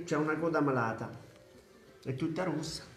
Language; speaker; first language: Italian; native; Italian